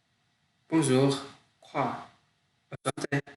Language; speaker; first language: French; non-native, learner; Vietnamese